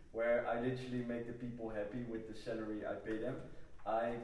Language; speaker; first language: English; non-native, fluent; Dutch